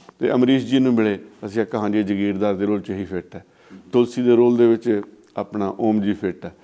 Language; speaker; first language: Punjabi; native; Punjabi